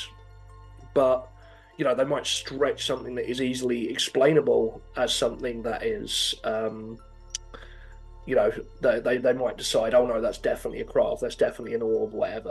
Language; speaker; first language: English; native; English